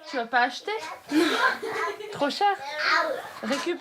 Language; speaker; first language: French; native; French